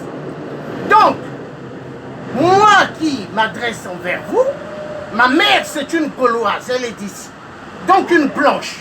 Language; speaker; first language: French; native; French